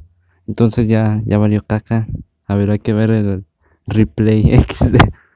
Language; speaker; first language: Spanish; native; Spanish